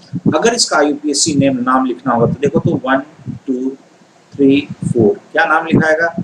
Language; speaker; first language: Hindi; native; Hindi